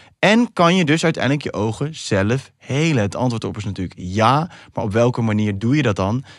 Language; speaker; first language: Dutch; early bilingual, other home language; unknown